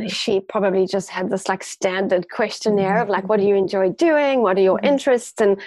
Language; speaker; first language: English; native; English